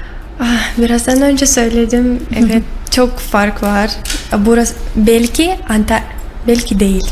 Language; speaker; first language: Turkish; non-native, learner; Russian